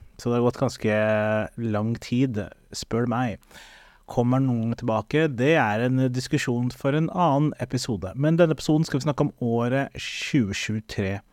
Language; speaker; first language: Norwegian; early bilingual, other home language; Somali